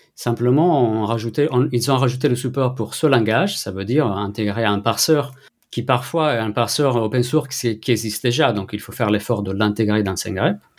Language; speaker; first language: French; non-native, fluent; Italian